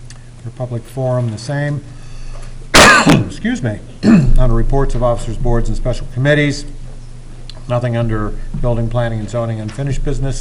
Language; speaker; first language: English; native; English